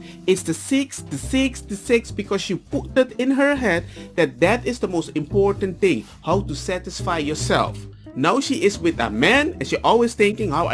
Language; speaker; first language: English; non-native, fluent; Spanish